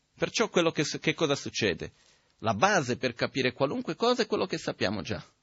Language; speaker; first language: Italian; non-native, fluent; Portuguese